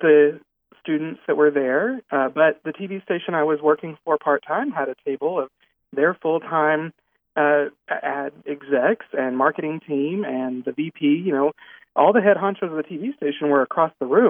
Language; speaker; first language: English; native; English